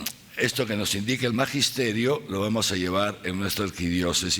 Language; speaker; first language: Spanish; native; Spanish